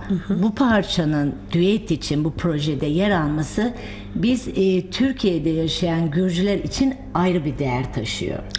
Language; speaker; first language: Turkish; native; Turkish